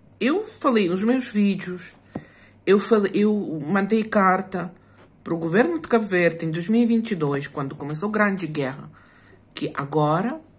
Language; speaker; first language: Portuguese; non-native, fluent; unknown